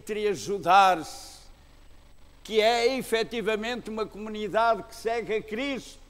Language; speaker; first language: Portuguese; native; Portuguese